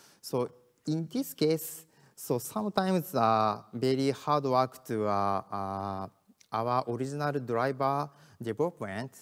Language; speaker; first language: English; non-native, learner; Japanese